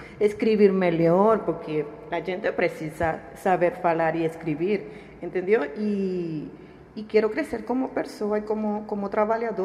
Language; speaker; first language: Portuguese; non-native, learner; Spanish